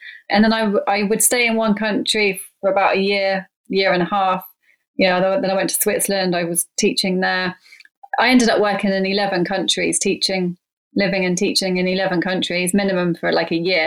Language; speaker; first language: English; native; English